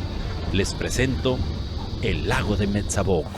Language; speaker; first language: Spanish; native; Spanish